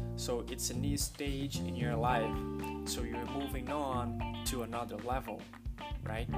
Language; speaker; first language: English; non-native, fluent; Portuguese